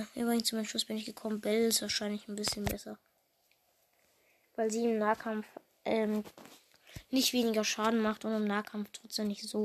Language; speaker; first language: German; native; German